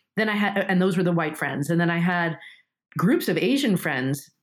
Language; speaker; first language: English; early bilingual, other home language; Japanese